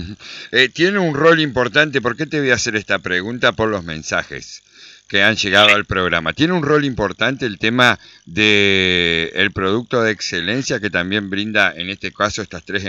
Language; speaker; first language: Spanish; native; Spanish